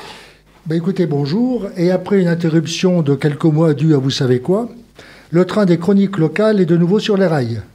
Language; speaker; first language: French; native; French